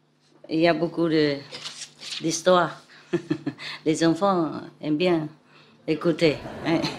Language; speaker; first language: French; non-native, learner; Vietnamese